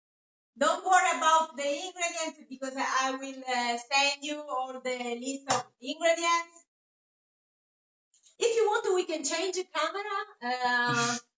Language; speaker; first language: English; non-native, fluent; Italian